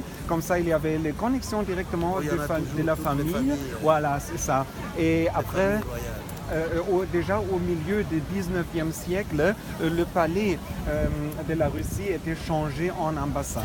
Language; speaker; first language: French; non-native, fluent; German